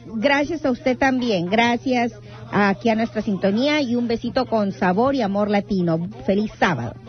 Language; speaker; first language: Spanish; native; Spanish